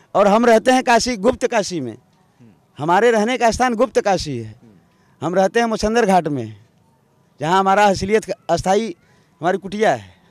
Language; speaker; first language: Hindi; native; Hindi